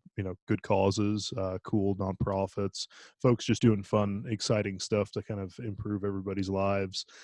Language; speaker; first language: English; native; English